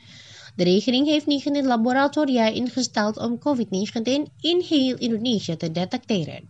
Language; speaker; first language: Dutch; non-native, fluent; Indonesian